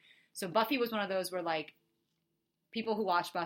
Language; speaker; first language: English; early bilingual, other home language; Portuguese